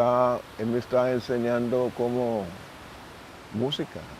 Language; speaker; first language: Spanish; non-native, local second language; English